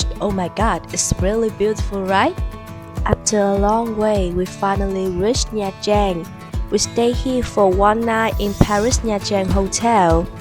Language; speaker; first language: English; non-native, learner; Vietnamese